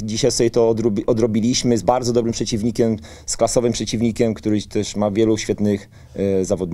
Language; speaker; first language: Polish; native; Polish